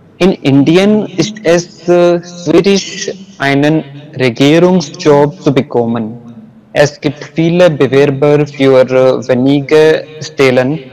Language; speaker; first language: German; non-native, learner; Hindi